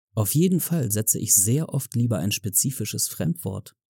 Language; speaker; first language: German; native; German